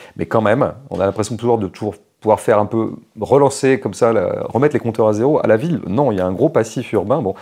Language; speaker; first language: French; native; French